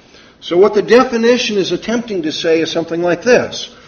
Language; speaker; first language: English; native; English